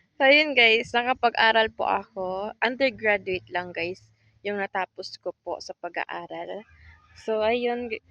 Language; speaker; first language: Filipino; non-native, local second language; Bikol